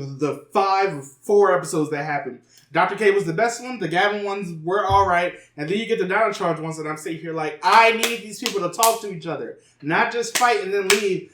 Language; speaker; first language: English; native; English